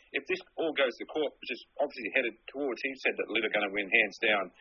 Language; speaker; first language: English; native; English